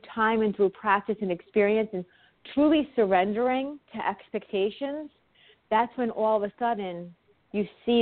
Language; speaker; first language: English; native; English